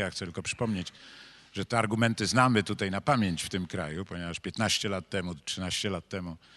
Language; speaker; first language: Polish; native; Polish